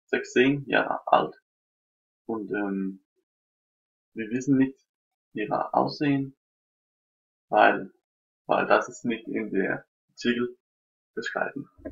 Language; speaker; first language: German; non-native, learner; Danish